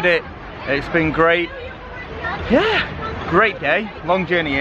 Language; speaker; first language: English; native; English